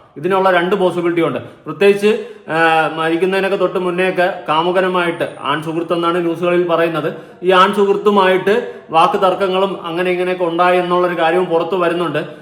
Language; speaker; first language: Malayalam; native; Malayalam